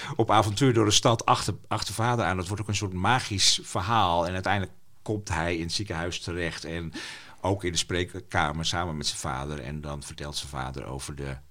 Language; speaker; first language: Dutch; non-native, local second language; Western Frisian